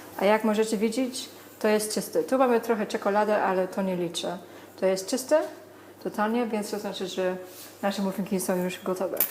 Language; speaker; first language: Polish; non-native, learner; English